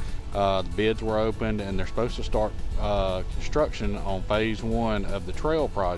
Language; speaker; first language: English; native; English